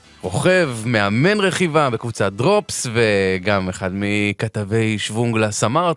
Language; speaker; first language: Hebrew; native; Hebrew